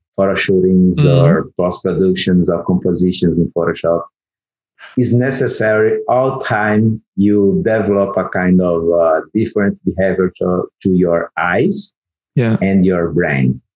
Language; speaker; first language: English; non-native, learner; Portuguese